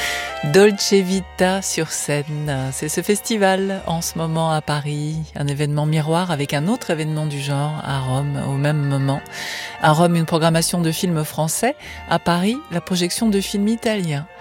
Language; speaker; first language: French; native; French